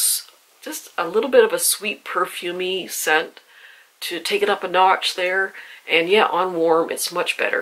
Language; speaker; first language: English; native; English